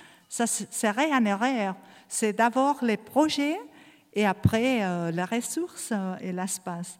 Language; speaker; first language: French; non-native, learner; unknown